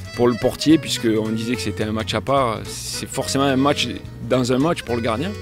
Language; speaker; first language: French; native; French